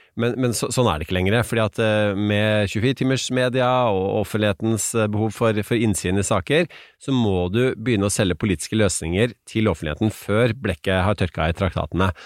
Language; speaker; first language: Norwegian; native; Norwegian